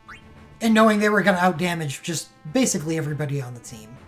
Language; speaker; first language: English; native; English